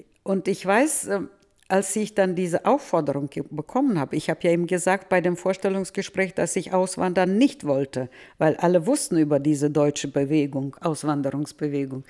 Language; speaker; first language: German; early bilingual, heritage; Russian